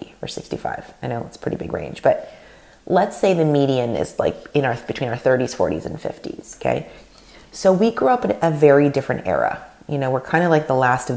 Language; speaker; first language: English; non-native, fluent; Russian